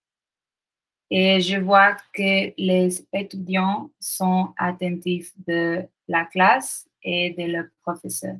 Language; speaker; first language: French; non-native, learner; Spanish